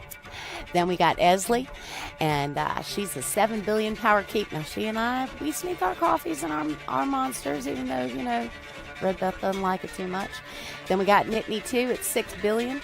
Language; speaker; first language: English; native; English